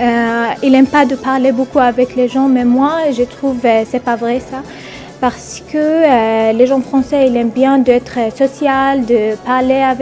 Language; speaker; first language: French; non-native, fluent; Arabic